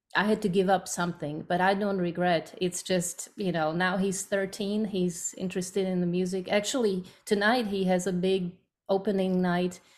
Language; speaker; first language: English; non-native, fluent; Slovak